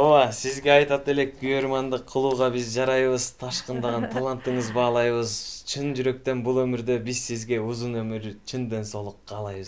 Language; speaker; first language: Kyrgyz; native; Kyrgyz